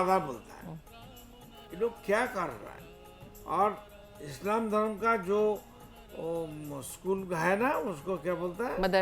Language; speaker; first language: Hindi; non-native, local second language; Bangla